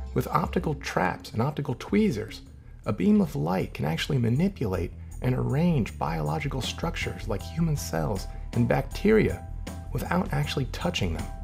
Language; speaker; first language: English; native; English